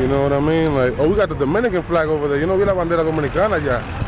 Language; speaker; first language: English; early bilingual, other home language; Spanish